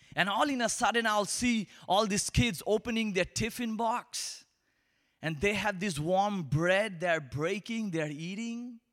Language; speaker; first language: English; non-native, local second language; Bangla